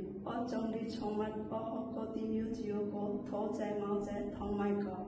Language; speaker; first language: Cantonese; non-native, learner; Bangla